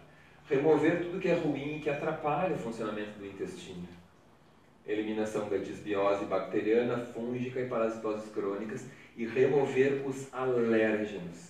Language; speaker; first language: Portuguese; native; Portuguese